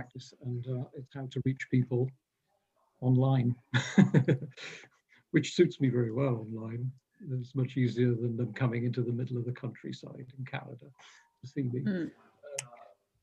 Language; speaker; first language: English; native; English